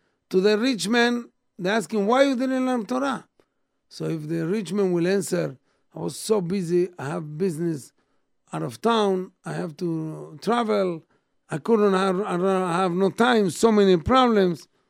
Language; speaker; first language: English; non-native, fluent; Hebrew